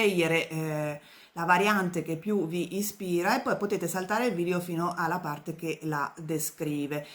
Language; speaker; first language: Italian; native; Italian